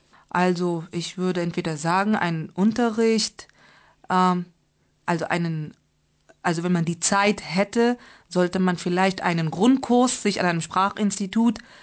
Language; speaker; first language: German; non-native, fluent; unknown